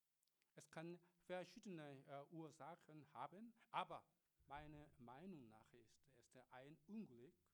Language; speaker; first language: German; non-native, learner; Korean